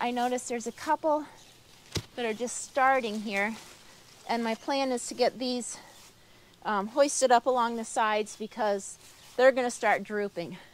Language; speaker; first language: English; native; English